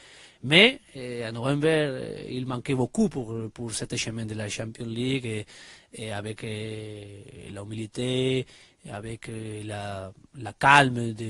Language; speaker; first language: French; non-native, learner; Spanish